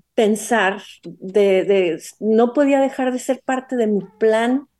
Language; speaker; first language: Spanish; native; Spanish